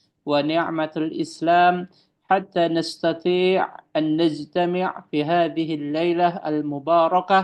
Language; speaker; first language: Arabic; non-native, fluent; Indonesian